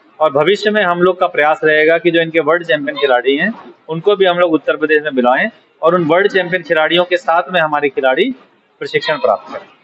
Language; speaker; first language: Hindi; native; Hindi